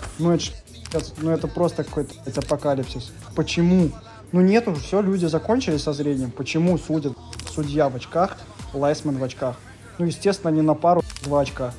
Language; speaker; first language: Russian; native; Russian